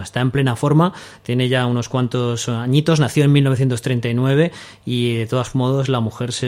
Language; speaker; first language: Spanish; native; Spanish